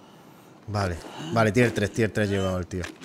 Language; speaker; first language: Spanish; native; Spanish